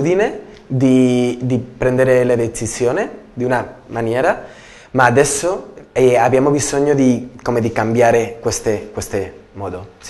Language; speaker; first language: Italian; non-native, learner; Spanish